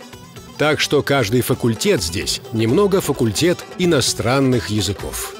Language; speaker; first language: Russian; native; Russian